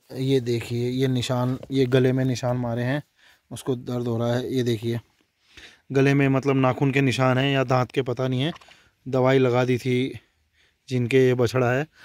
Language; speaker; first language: Hindi; non-native, local second language; Garhwali